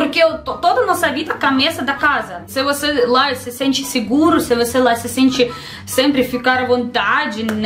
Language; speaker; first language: Portuguese; non-native, learner; Russian